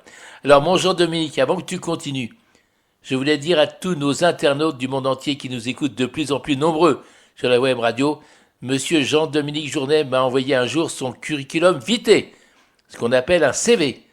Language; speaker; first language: French; native; French